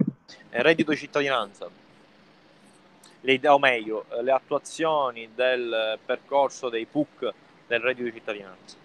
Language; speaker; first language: Italian; native; Italian